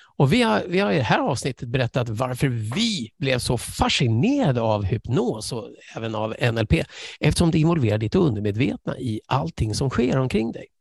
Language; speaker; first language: Swedish; early bilingual, other home language; English